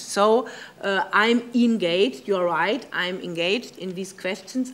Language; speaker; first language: English; non-native, learner; German